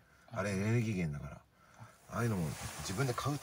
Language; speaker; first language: Japanese; native; Japanese